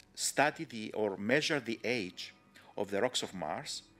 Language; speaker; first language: English; non-native, fluent; Greek